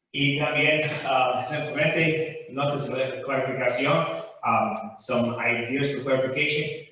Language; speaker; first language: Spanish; non-native, fluent; English